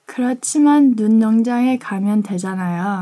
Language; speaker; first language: Korean; early bilingual, heritage; Korean